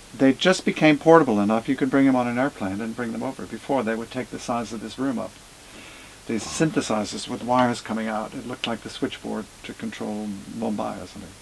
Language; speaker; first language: English; native; English